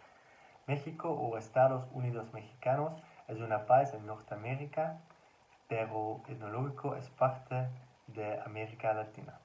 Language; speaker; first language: Spanish; non-native, learner; Dutch